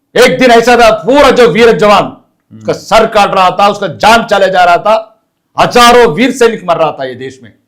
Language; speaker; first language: Hindi; non-native, local second language; Telugu